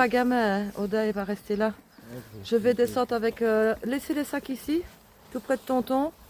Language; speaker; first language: French; native; French